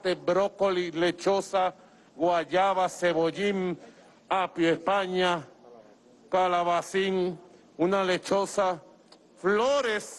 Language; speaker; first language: Spanish; native; Spanish